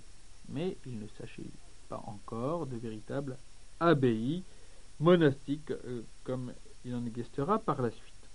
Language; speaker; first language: French; native; French